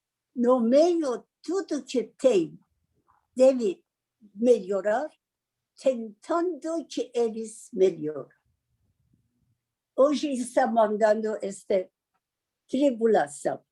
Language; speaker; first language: Portuguese; non-native, learner; Persian